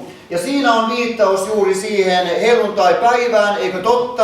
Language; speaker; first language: Finnish; native; Finnish